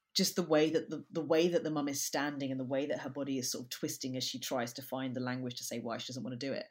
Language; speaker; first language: English; native; English